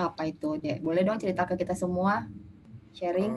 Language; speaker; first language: Indonesian; native; Indonesian